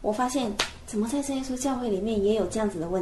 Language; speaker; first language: Chinese; native; Chinese